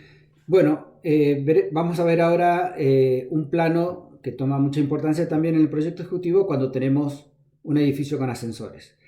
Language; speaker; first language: Spanish; native; Spanish